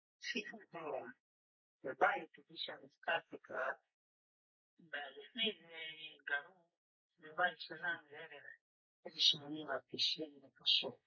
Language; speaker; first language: Hebrew; non-native, fluent; Hungarian